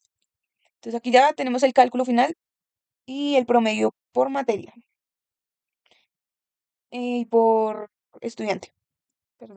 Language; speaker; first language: Spanish; native; Spanish